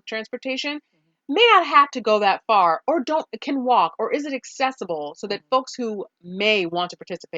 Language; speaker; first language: English; native; English